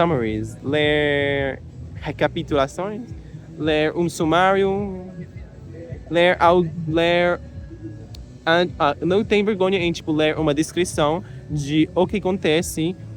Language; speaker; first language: Portuguese; non-native, learner; English